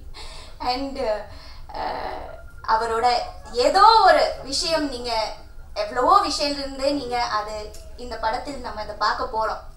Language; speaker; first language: Tamil; non-native, local second language; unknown